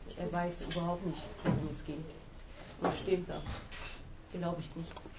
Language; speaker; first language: German; non-native, fluent; Persian